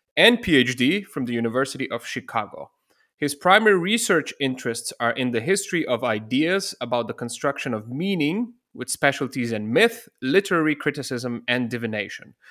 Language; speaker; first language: English; non-native, fluent; Slovenian